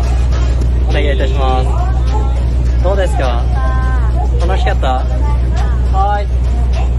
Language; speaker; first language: Japanese; non-native, fluent; Tajik